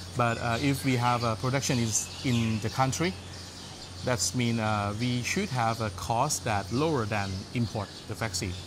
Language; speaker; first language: English; non-native, fluent; Thai